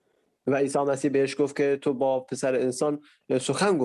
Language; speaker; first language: Persian; native; Persian